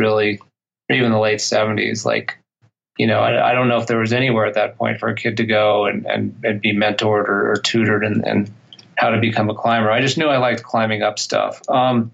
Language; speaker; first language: English; native; English